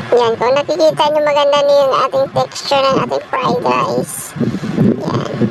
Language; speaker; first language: Filipino; native; Filipino